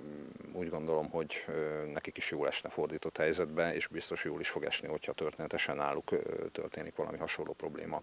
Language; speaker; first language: Hungarian; native; Hungarian